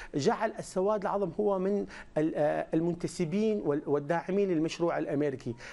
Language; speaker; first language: Arabic; native; Arabic